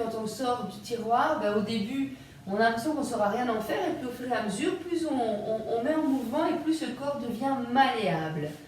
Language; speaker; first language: French; native; French